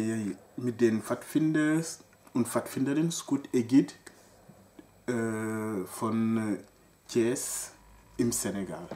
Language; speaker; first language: German; non-native, local second language; French